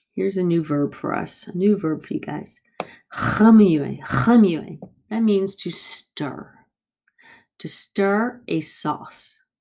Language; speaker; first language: English; native; English